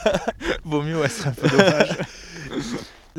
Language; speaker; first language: French; native; French